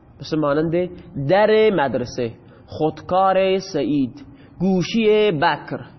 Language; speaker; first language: Persian; non-native, local second language; Baluchi